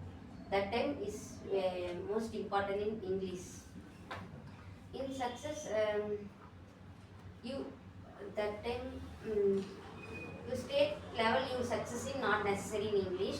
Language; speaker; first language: English; non-native, learner; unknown